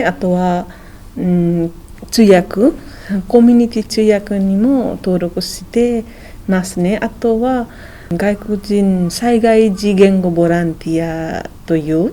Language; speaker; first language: Japanese; non-native, fluent; Nepali